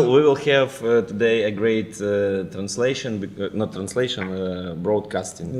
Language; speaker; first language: English; non-native, fluent; Ukrainian